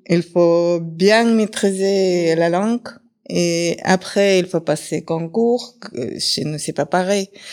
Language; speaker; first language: French; non-native, fluent; Kyrgyz